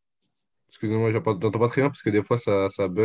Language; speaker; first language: French; native; French